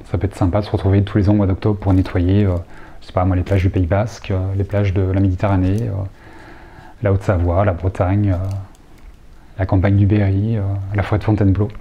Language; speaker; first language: French; native; French